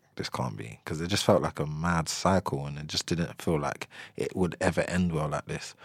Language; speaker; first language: English; native; English